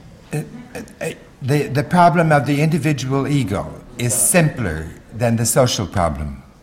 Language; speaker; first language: English; native; English